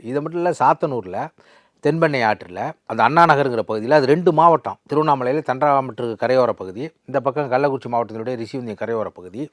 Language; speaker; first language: Tamil; native; Tamil